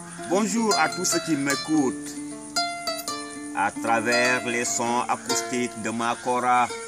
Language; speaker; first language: French; non-native, local second language; Mandingo